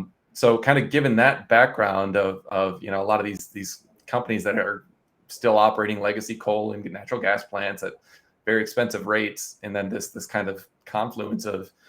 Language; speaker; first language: English; native; English